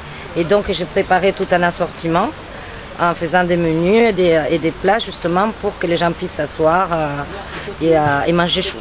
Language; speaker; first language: French; non-native, fluent; Spanish